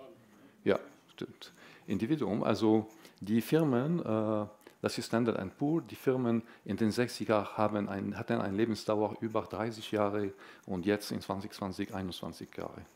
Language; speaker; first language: German; non-native, fluent; Arabic